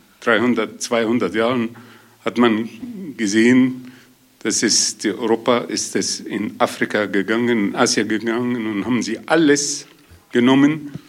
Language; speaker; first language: German; non-native, learner; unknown